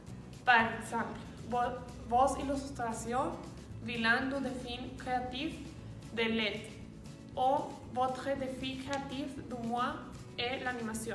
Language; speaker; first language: French; non-native, learner; Spanish